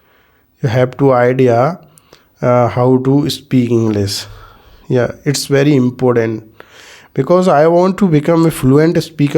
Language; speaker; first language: English; non-native, learner; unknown